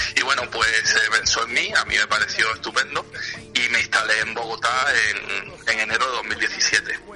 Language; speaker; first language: Spanish; native; Spanish